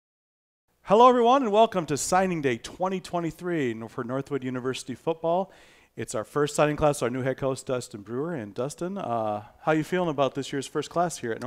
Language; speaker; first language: English; native; English